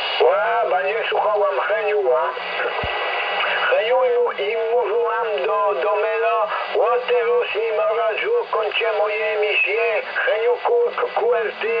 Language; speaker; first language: Polish; non-native, learner; French